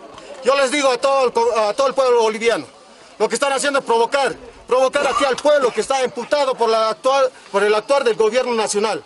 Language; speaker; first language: Spanish; native; Spanish